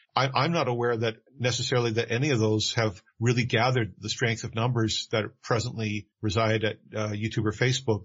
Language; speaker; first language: English; native; English